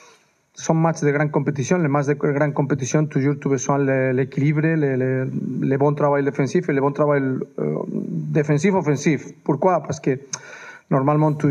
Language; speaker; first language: French; non-native, fluent; Spanish